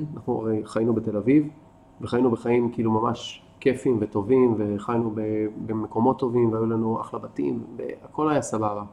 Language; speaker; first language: Hebrew; native; Hebrew